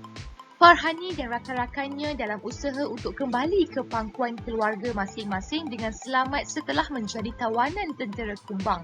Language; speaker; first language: Malay; native; Malay